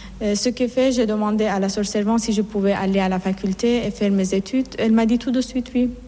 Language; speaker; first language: French; non-native, fluent; Persian